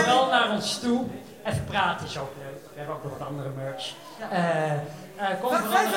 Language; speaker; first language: Dutch; native; Dutch